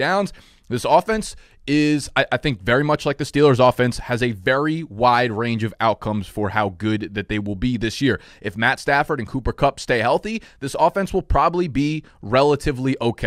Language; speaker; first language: English; native; English